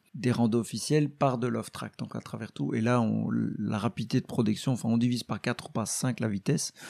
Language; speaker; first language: French; native; French